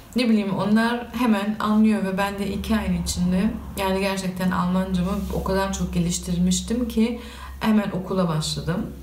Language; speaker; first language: Turkish; early bilingual, heritage; Turkish